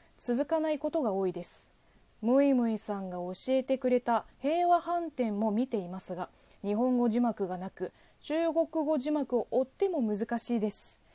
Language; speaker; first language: Japanese; non-native, fluent; Chinese